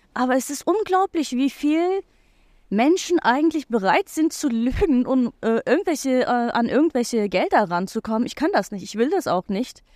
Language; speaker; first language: German; non-native, fluent; Turkish